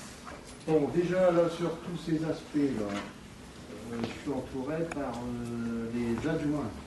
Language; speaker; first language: French; native; French